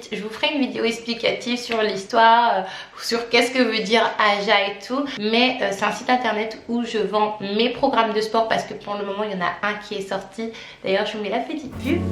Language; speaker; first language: French; native; French